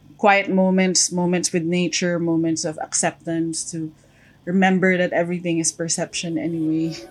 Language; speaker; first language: English; non-native, local second language; Filipino